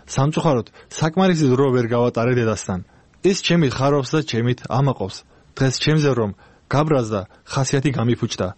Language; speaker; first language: Georgian; non-native, local second language; Azerbaijani